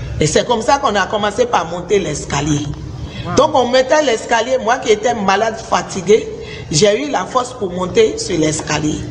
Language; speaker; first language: French; non-native, local second language; Susu